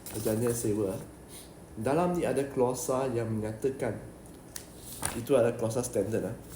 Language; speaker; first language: Malay; native; Malay